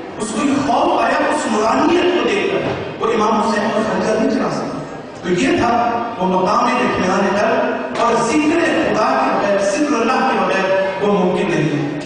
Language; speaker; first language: Urdu; native; Urdu